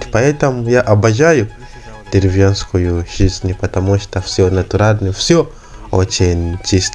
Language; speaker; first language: Russian; non-native, learner; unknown